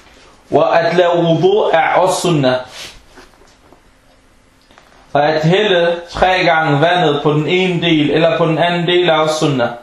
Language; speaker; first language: Danish; non-native, fluent; Arabic